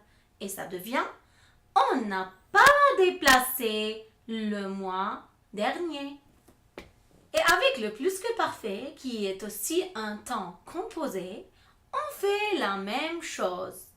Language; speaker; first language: French; non-native, fluent; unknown